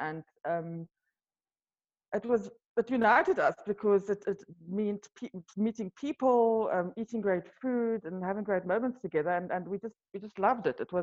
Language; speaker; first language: English; non-native, local second language; Afrikaans